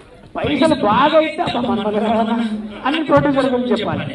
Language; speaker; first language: Telugu; native; Telugu